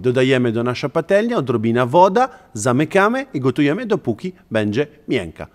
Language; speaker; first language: Polish; non-native, learner; Italian